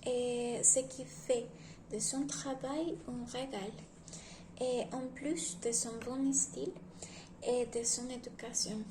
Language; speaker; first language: French; non-native, learner; Spanish